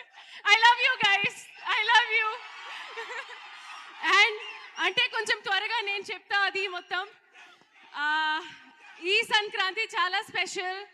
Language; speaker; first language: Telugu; non-native, learner; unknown